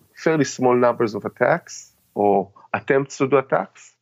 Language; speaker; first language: English; non-native, fluent; Hebrew